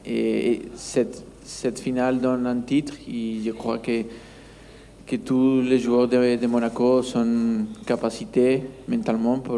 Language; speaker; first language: French; non-native, learner; Spanish